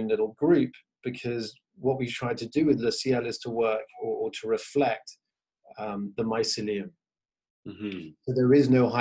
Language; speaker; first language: English; native; English